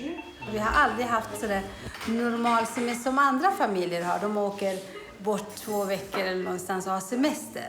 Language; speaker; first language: Swedish; early bilingual, other home language; Amharic